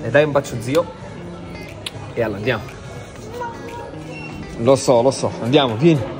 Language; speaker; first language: Italian; native; Italian